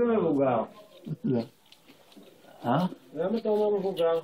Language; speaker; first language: Hebrew; native; Hebrew